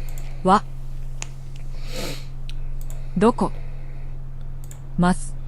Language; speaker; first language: Japanese; non-native, learner; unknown